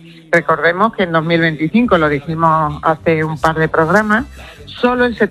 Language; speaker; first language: Spanish; native; Spanish